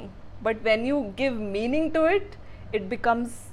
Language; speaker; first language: English; non-native, local second language; Hindi